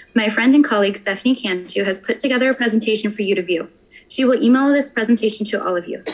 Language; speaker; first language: English; native; English